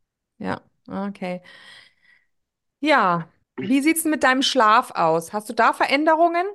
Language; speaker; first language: German; native; German